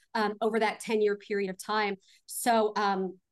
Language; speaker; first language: English; native; English